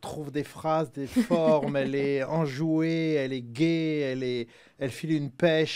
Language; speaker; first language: French; native; French